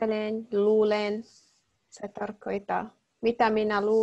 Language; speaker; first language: Finnish; non-native, learner; Arabic